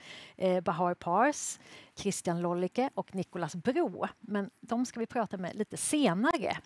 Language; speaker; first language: Swedish; native; Swedish